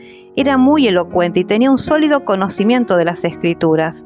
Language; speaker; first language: Spanish; native; Spanish